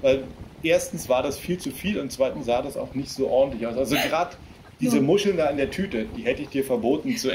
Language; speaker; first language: German; native; German